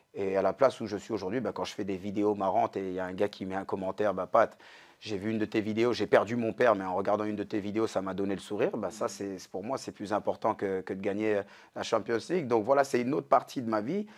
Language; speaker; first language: French; native; French